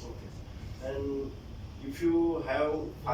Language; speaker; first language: English; non-native, local second language; Gujarati